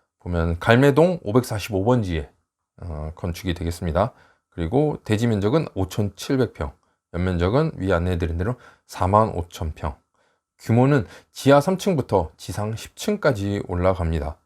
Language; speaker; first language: Korean; native; Korean